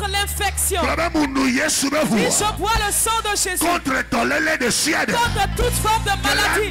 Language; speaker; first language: French; non-native, local second language; Ewe